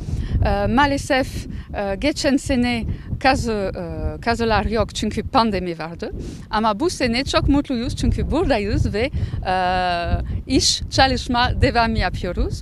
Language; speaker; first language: Turkish; non-native, learner; French